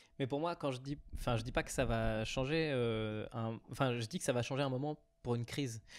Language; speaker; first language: French; native; French